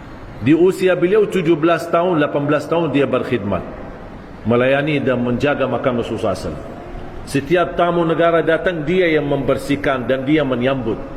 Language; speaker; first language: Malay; non-native, fluent; Arabic